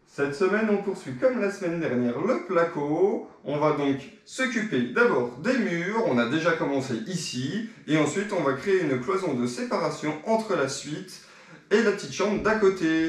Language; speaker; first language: French; native; French